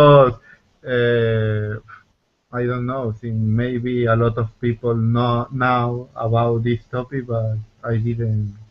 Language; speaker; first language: English; non-native, learner; Spanish